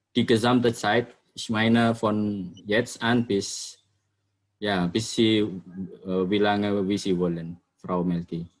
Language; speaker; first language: German; non-native, learner; Indonesian